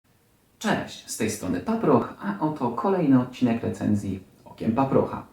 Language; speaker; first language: Polish; native; Polish